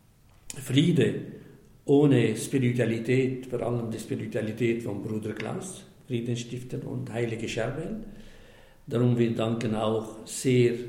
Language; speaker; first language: German; non-native, fluent; Arabic